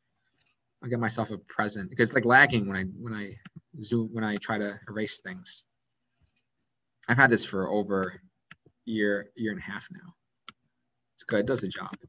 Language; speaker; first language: English; native; English